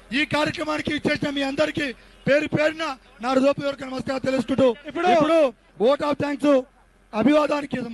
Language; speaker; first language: Telugu; non-native, local second language; Lambadi